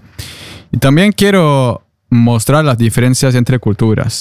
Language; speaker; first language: Spanish; non-native, fluent; Norwegian